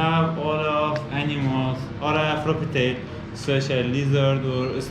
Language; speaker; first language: English; non-native, learner; Persian